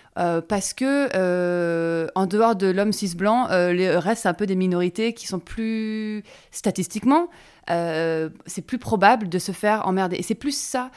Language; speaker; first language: French; native; French